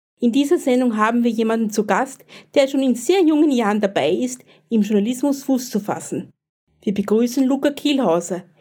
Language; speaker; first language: German; native; German